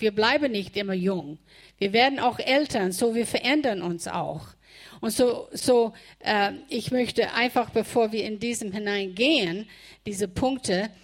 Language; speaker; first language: German; non-native, fluent; English